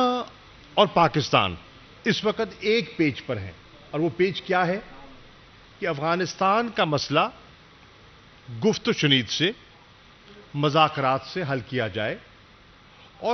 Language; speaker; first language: Urdu; non-native, local second language; Saraiki